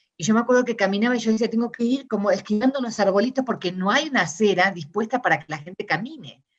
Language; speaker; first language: Spanish; native; Spanish